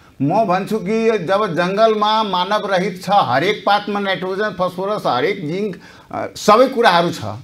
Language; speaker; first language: Nepali; non-native, local second language; Maithili